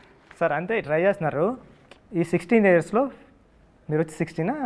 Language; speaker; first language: Telugu; native; Telugu